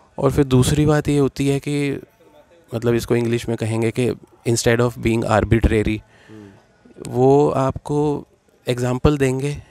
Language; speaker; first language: Hindi; native; Hindi